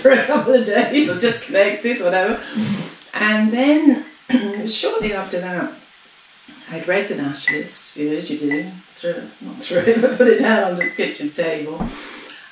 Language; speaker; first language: English; native; English